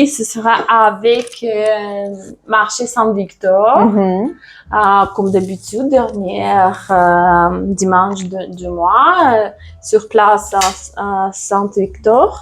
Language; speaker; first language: French; non-native, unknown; Russian